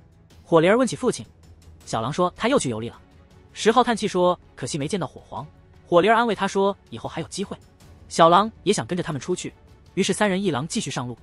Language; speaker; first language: Chinese; native; Chinese